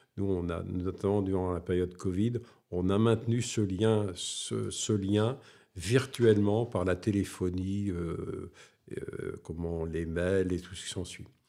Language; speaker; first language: French; native; French